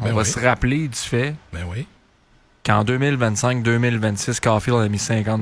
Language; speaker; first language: French; native; French